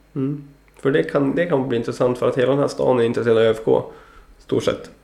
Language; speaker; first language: Swedish; early bilingual, other home language; Greek